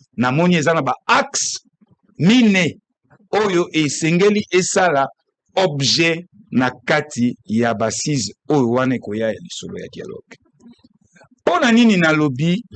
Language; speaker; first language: Lingala; non-native, local second language; Kongo